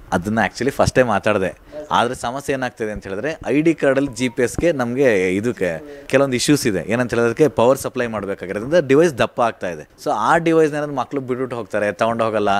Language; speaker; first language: Kannada; native; Kannada